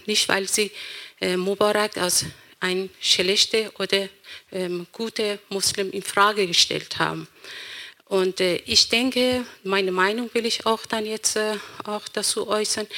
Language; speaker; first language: German; non-native, fluent; Persian